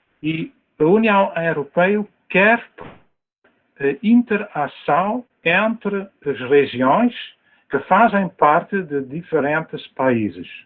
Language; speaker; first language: Portuguese; non-native, fluent; Dutch